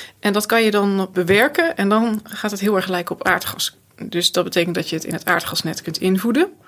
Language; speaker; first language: Dutch; native; Dutch